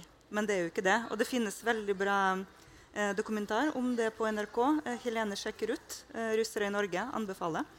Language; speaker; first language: Norwegian; non-native, fluent; Russian